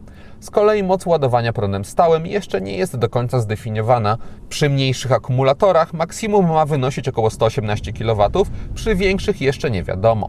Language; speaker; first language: Polish; native; Polish